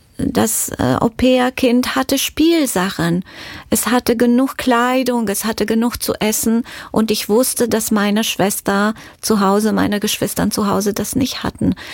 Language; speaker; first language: German; non-native, fluent; Romanian